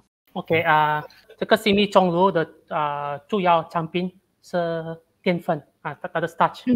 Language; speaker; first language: Chinese; non-native, learner; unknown